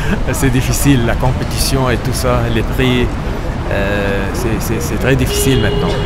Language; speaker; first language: French; non-native, fluent; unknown